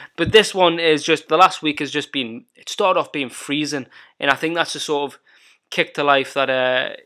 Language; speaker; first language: English; native; English